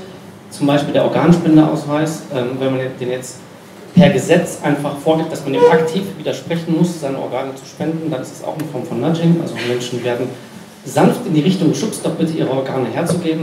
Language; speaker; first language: German; native; German